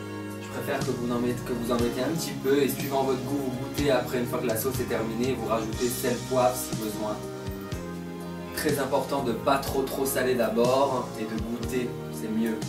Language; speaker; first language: French; native; French